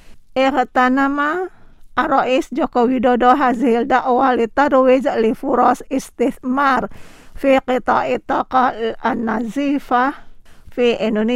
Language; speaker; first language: Arabic; non-native, learner; Indonesian